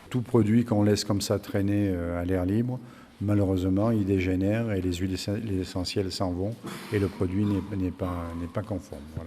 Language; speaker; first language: French; native; French